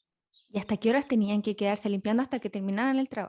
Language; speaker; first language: Spanish; native; Spanish